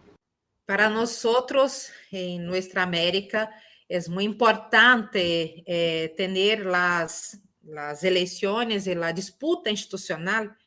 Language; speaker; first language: Spanish; non-native, fluent; Portuguese